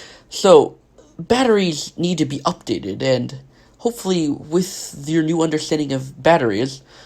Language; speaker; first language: English; native; English